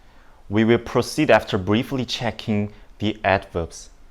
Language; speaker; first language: English; non-native, learner; Indonesian